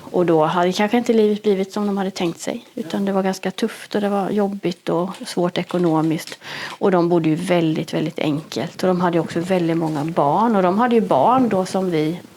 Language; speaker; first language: Swedish; native; Swedish